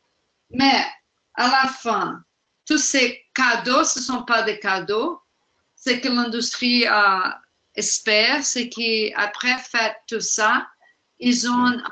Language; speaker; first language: French; non-native, fluent; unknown